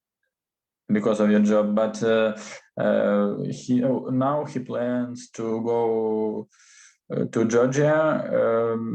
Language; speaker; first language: English; non-native, learner; Russian